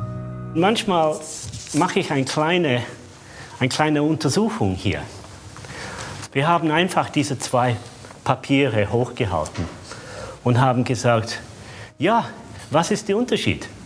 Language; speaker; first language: German; non-native, fluent; English